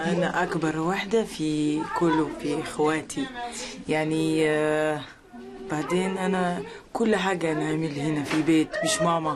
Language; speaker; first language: Arabic; non-native, local second language; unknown